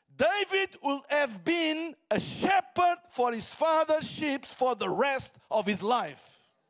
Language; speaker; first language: English; non-native, fluent; Portuguese